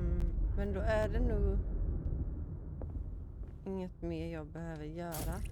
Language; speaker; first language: Swedish; native; Swedish